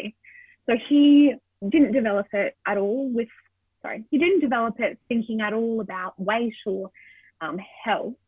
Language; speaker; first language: English; native; English